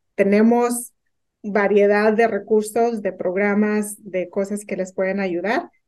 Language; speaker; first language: Spanish; native; Spanish